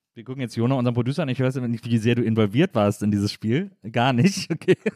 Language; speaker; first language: German; native; German